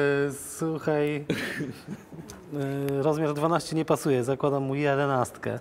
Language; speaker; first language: Polish; native; Polish